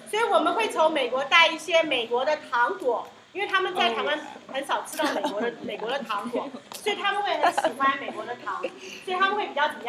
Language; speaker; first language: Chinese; early bilingual, heritage; Chinese